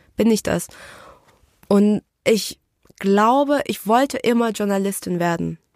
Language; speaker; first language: German; early bilingual, other home language; Vietnamese